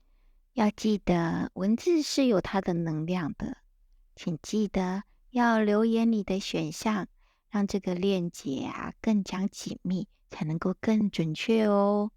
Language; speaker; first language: Chinese; native; Chinese